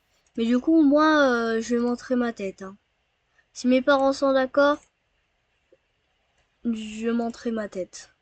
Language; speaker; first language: French; native; French